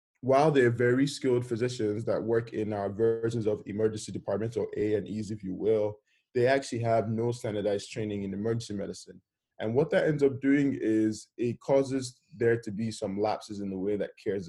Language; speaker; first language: English; non-native, local second language; Yoruba